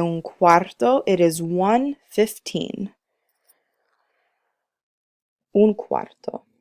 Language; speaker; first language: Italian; non-native, fluent; English